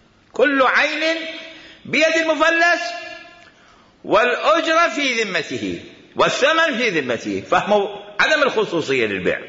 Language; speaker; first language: Arabic; native; Arabic